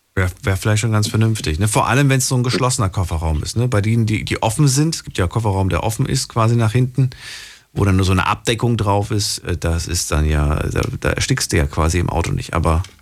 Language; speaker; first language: German; native; German